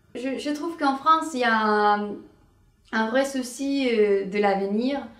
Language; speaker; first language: French; non-native, fluent; Spanish